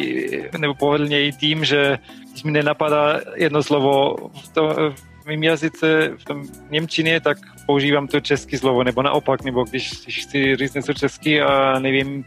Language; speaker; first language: Czech; non-native, fluent; German